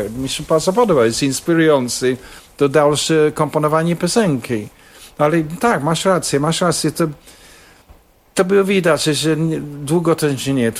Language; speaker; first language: Polish; non-native, fluent; English